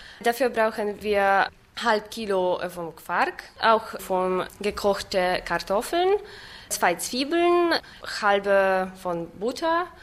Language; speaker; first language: German; non-native, learner; Polish